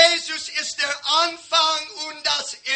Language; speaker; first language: German; non-native, learner; English